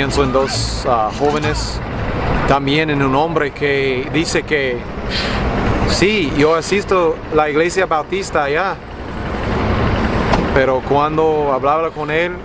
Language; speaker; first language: Spanish; non-native, fluent; English